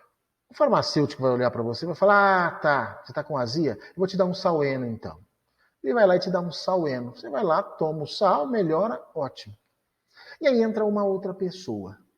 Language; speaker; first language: Portuguese; native; Portuguese